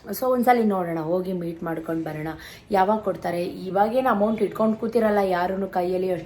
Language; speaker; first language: Kannada; native; Kannada